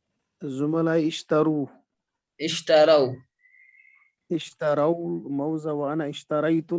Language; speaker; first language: Arabic; non-native, learner; Urdu